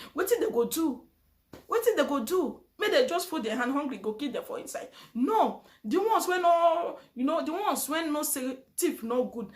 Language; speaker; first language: Nigerian Pidgin; native; Nigerian Pidgin